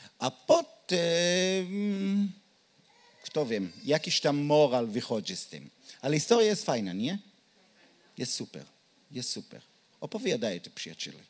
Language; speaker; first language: Polish; non-native, learner; Hebrew